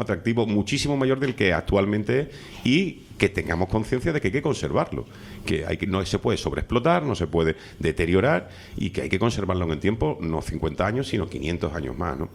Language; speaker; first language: Spanish; native; Spanish